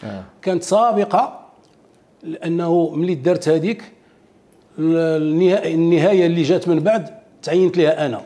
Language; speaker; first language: Arabic; native; Arabic